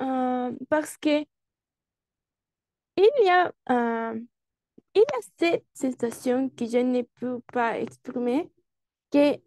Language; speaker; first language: French; non-native, learner; Spanish